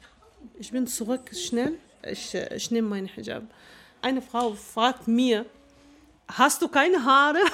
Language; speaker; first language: German; non-native, learner; Arabic